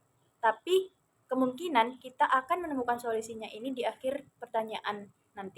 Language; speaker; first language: Indonesian; native; Indonesian